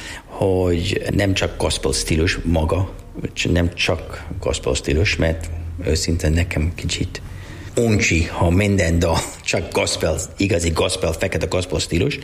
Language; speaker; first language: Hungarian; non-native, learner; English